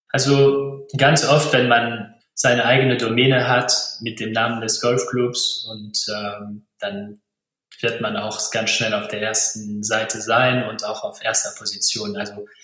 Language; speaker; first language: German; non-native, local second language; Luxembourgish